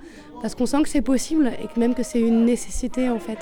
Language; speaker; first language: French; native; French